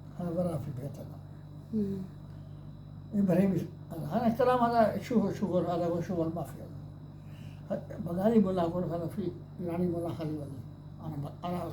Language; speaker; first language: Arabic; non-native, learner; Urdu